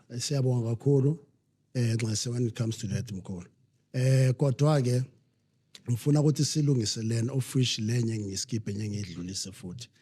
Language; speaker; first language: Zulu; non-native, local second language; Southern Sotho